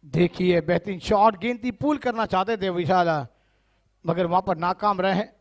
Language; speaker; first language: Hindi; non-native, local second language; Marathi